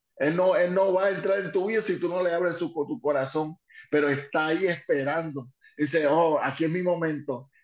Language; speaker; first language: Spanish; early bilingual, heritage; Spanish